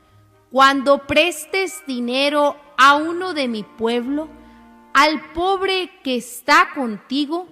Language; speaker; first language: Spanish; native; Spanish